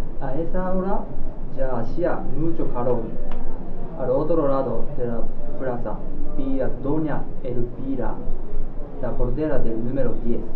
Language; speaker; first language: Spanish; non-native, learner; Japanese